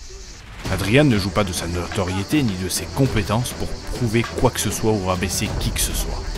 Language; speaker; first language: French; native; French